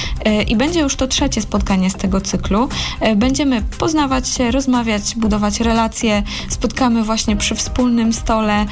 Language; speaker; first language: Polish; native; Polish